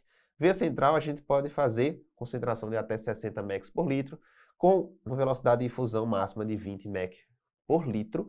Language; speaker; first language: Portuguese; native; Portuguese